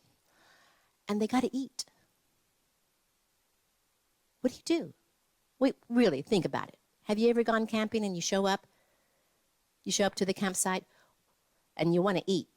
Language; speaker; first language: English; native; English